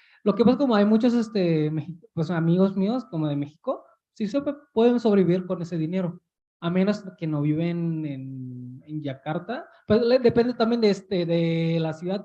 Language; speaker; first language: Spanish; early bilingual, heritage; Spanish